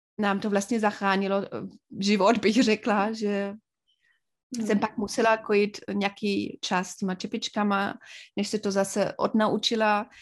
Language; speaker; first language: Czech; non-native, fluent; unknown